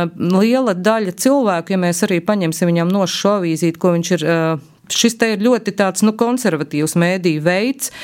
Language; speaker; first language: Latvian; native; Latvian